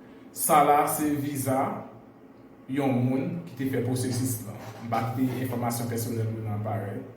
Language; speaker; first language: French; non-native, learner; Haitian Creole